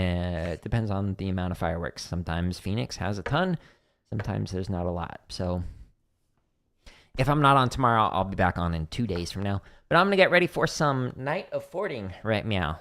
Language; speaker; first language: English; native; English